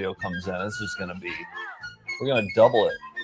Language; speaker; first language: English; native; English